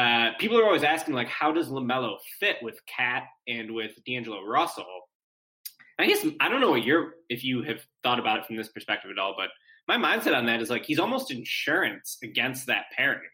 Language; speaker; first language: English; native; English